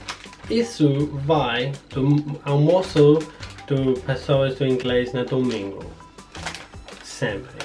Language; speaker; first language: Portuguese; non-native, learner; English